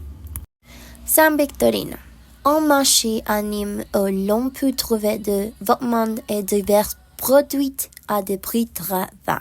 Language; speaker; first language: French; non-native, learner; Spanish